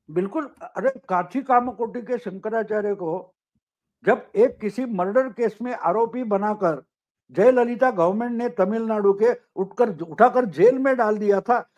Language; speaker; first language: Hindi; non-native, local second language; Marathi